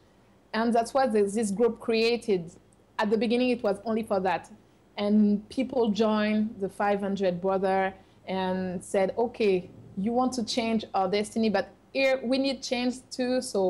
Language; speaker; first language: English; non-native, fluent; French